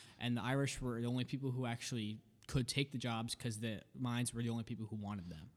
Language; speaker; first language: English; native; English